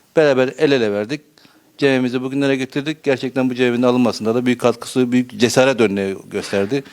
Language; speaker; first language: Turkish; native; Turkish